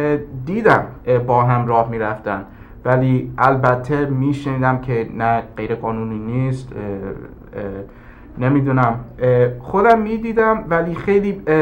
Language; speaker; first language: Persian; early bilingual, heritage; English